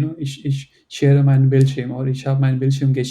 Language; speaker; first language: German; non-native, fluent; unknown